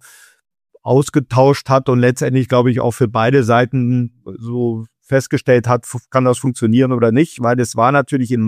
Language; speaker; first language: German; native; German